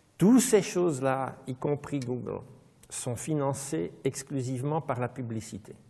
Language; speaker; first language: French; non-native, local second language; Dutch